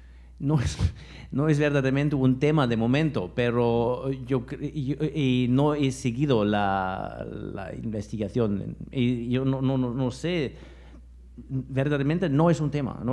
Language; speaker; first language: Spanish; non-native, fluent; German